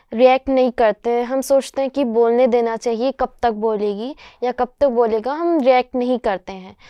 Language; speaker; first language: Hindi; native; Hindi